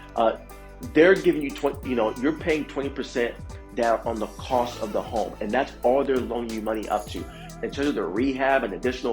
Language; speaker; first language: English; native; English